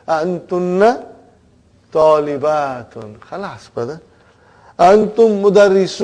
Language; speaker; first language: Arabic; non-native, fluent; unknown